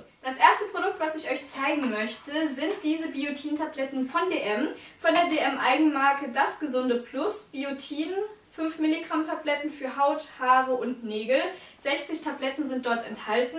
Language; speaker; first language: German; native; German